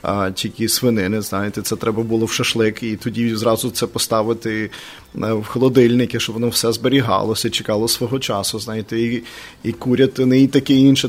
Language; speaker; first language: Ukrainian; native; Ukrainian